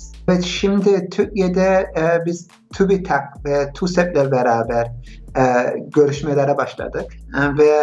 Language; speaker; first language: Turkish; early bilingual, heritage; Turkish